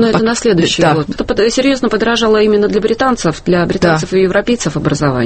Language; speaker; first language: Russian; native; Russian